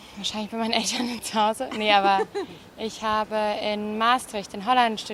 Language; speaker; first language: German; native; German